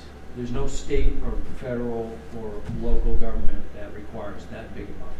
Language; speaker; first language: English; native; English